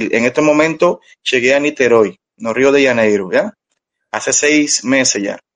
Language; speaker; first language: Portuguese; non-native, learner; Spanish